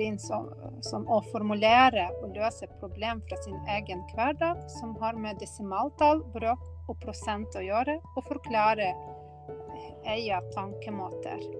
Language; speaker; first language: Norwegian; non-native, fluent; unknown